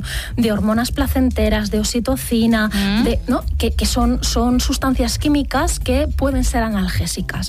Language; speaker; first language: Spanish; native; Spanish